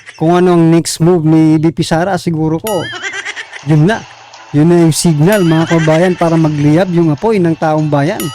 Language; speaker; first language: Filipino; non-native, local second language; Waray